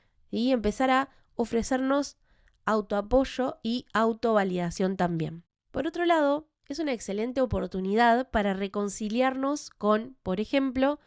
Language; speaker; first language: Spanish; native; Spanish